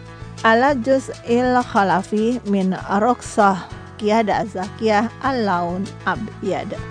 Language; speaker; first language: Arabic; non-native, learner; Indonesian